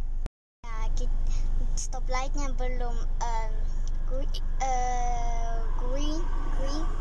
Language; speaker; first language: Indonesian; early bilingual, heritage; Indonesian